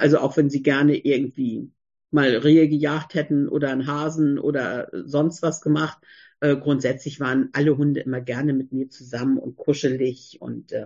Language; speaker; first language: German; native; German